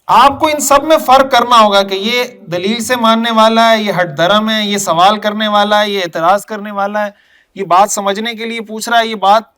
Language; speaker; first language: Urdu; native; Urdu